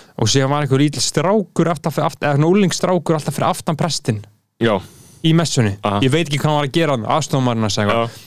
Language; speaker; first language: Icelandic; non-native, fluent; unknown